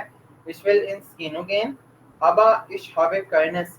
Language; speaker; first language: German; non-native, fluent; Hindi